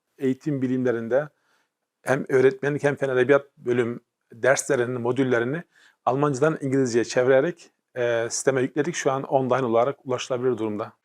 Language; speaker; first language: Turkish; native; Turkish